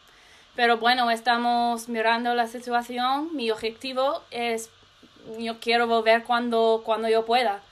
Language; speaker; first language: Spanish; non-native, learner; English